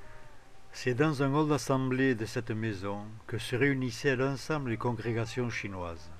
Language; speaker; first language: French; native; French